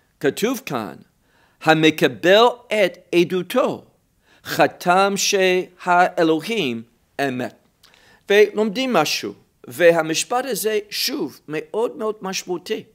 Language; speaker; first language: Hebrew; non-native, fluent; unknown